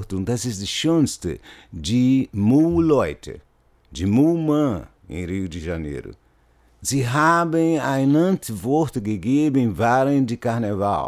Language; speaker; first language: German; non-native, learner; Portuguese